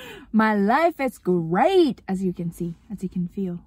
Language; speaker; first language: English; non-native, fluent; Japanese